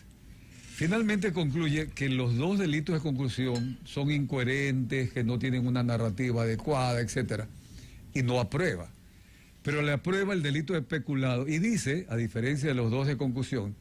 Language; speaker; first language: Spanish; native; Spanish